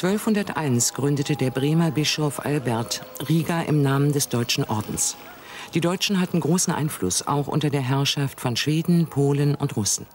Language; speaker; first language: German; native; German